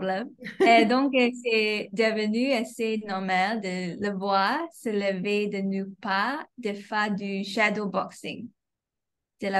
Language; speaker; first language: French; non-native, fluent; English